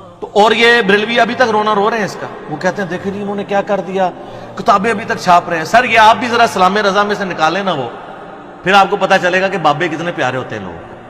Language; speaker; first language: Urdu; non-native, local second language; Punjabi